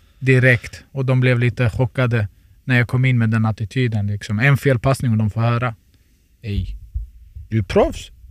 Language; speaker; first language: Swedish; early bilingual, other home language; Turoyo